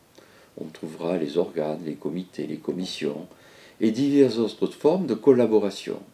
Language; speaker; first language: French; native; French